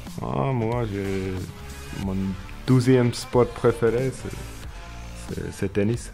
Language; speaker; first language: French; non-native, learner; Slovak